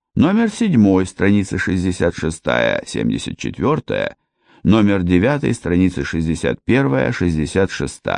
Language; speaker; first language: Russian; native; Russian